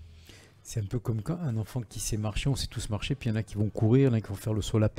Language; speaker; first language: French; native; French